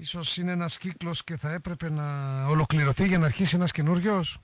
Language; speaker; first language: Greek; native; Greek